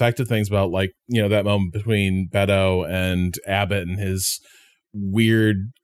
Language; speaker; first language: English; native; English